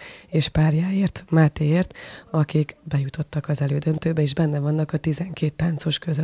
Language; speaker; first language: Hungarian; native; Hungarian